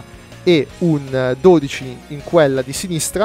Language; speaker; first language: Italian; native; Italian